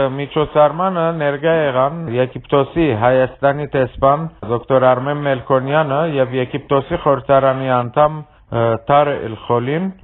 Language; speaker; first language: Armenian; early bilingual, heritage; Armenian